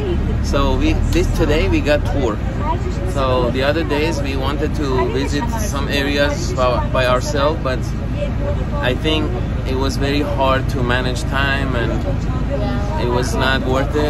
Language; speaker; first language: English; non-native, fluent; Persian